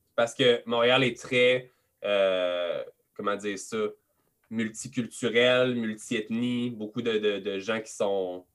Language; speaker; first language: French; native; French